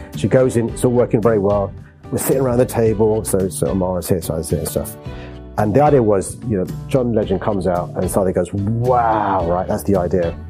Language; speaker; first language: English; native; English